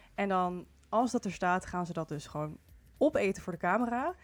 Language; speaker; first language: Dutch; early bilingual, other home language; Indonesian